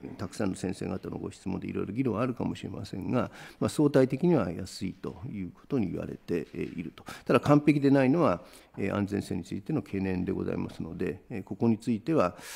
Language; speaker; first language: Japanese; native; Japanese